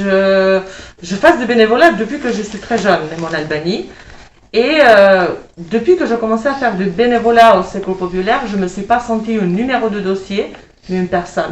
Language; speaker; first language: French; non-native, fluent; Albanian